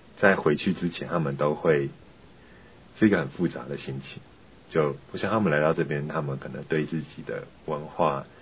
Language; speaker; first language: Chinese; native; Chinese